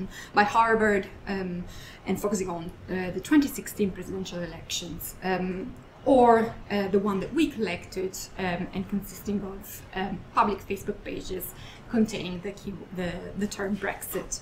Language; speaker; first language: English; non-native, fluent; Italian